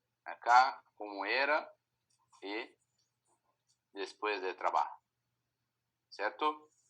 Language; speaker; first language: Spanish; non-native, fluent; Portuguese